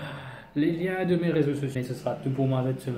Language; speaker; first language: French; non-native, local second language; Morisyen